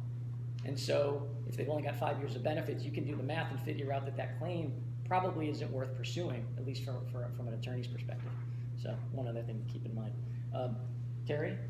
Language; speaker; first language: English; native; English